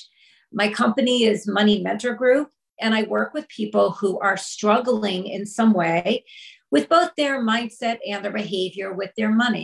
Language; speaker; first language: English; native; English